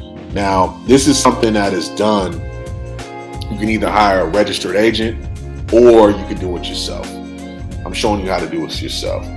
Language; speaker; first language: English; native; English